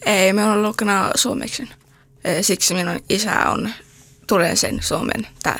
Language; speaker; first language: Finnish; non-native, learner; Swedish